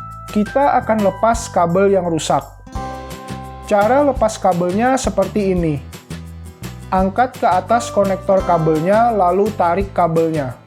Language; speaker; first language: Indonesian; native; Indonesian